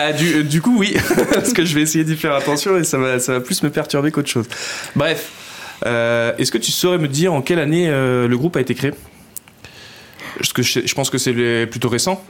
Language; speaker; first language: French; native; French